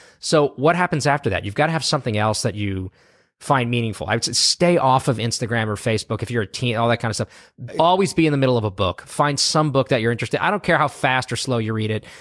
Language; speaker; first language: English; native; English